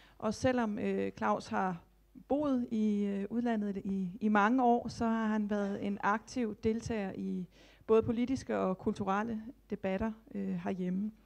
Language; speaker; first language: Danish; native; Danish